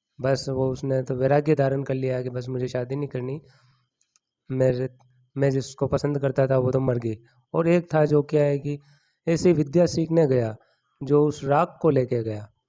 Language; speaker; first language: Hindi; non-native, local second language; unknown